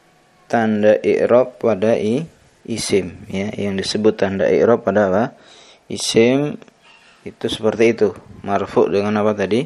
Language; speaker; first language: Indonesian; native; Indonesian